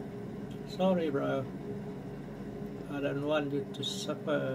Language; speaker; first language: English; non-native, fluent; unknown